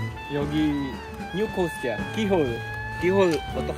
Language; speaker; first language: Korean; non-native, learner; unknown